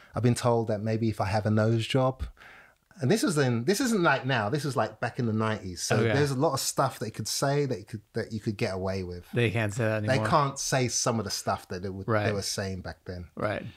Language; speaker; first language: English; native; English